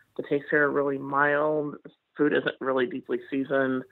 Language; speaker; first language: English; native; English